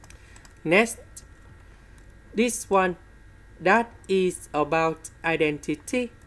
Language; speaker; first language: English; non-native, fluent; Vietnamese